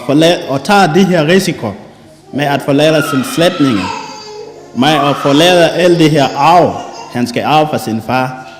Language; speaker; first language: Danish; non-native, fluent; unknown